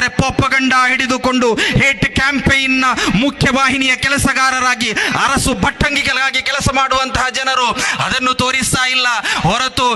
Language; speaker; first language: Kannada; non-native, local second language; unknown